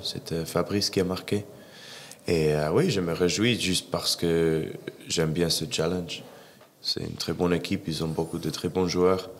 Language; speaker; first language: French; non-native, fluent; English